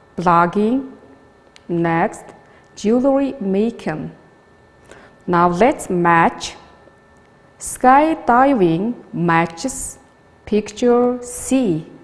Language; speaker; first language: English; non-native, learner; Mongolian